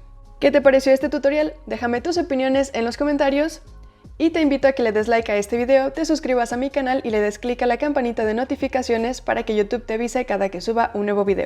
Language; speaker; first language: Spanish; native; Spanish